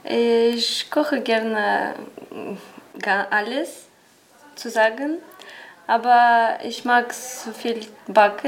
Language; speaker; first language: German; non-native, learner; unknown